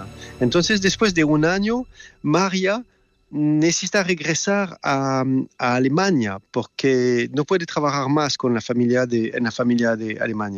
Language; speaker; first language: Spanish; non-native, fluent; French